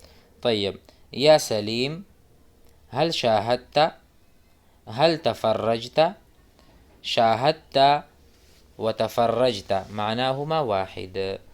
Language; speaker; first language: Arabic; non-native, fluent; Urdu